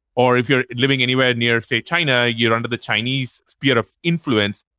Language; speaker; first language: English; non-native, local second language; Tamil